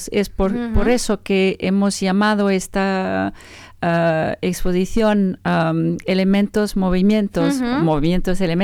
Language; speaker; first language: Spanish; non-native, learner; French